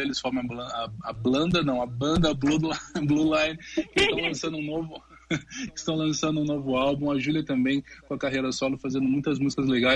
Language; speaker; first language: Portuguese; native; Portuguese